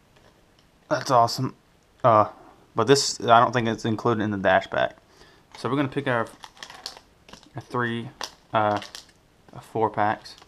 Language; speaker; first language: English; native; English